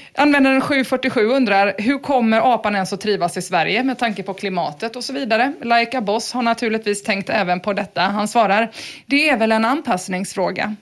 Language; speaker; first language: Swedish; native; Swedish